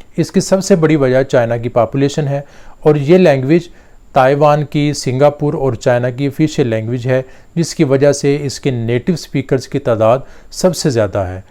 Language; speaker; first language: Urdu; native; Urdu